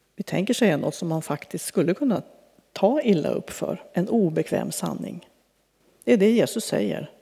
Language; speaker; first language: Swedish; native; Swedish